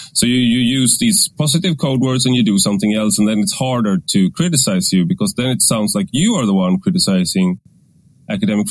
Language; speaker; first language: English; non-native, fluent; Swedish